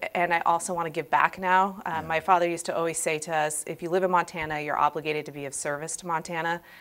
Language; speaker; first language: English; native; English